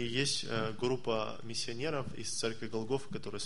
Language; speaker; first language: Russian; native; Russian